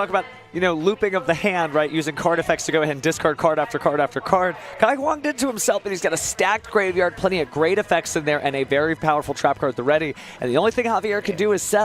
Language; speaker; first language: English; native; English